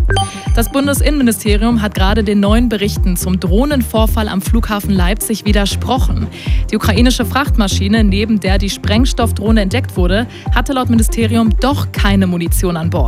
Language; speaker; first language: German; native; German